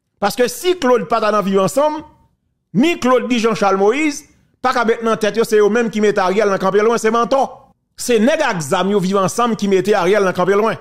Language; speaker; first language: French; non-native, local second language; Haitian Creole